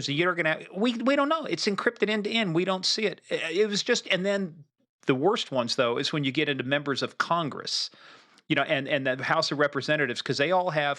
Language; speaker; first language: English; native; English